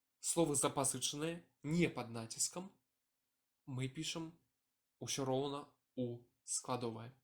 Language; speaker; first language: Belarusian; non-native, local second language; Russian